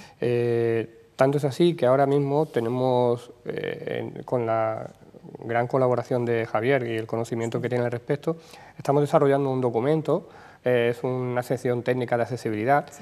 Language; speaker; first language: Spanish; native; Spanish